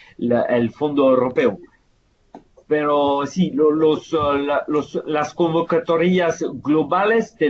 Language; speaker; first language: Spanish; non-native, fluent; Italian